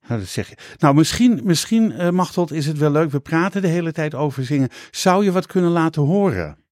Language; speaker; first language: Dutch; native; Dutch